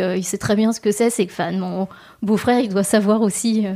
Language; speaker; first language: French; native; French